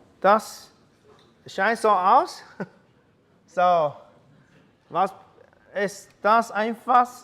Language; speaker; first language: German; non-native, learner; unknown